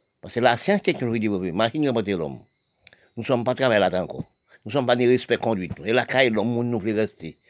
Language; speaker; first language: French; non-native, local second language; Haitian Creole